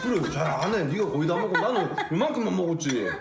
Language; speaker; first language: Korean; non-native, fluent; Japanese